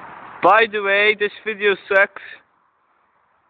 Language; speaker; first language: English; non-native, learner; Dutch